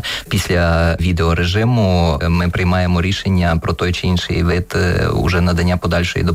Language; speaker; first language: Ukrainian; native; Ukrainian